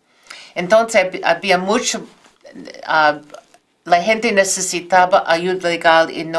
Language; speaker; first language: Spanish; non-native, fluent; English